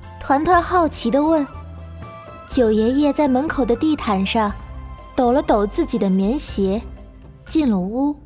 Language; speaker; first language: Chinese; native; Chinese